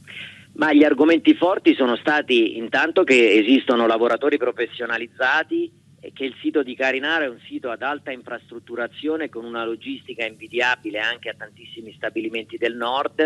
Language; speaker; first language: Italian; native; Italian